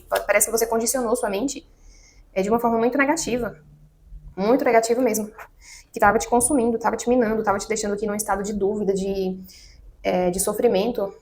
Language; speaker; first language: Portuguese; native; Portuguese